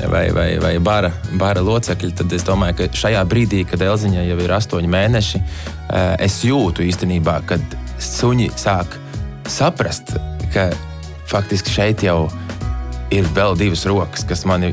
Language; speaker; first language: Latvian; native; Latvian